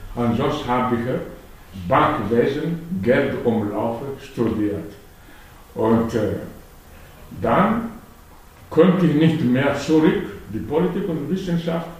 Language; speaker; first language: German; non-native, fluent; Malagasy